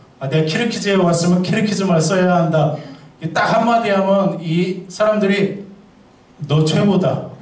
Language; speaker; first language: Korean; native; Korean